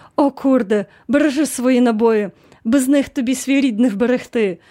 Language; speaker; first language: Ukrainian; native; Ukrainian